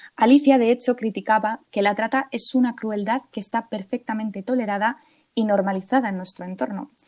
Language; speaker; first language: Spanish; native; Spanish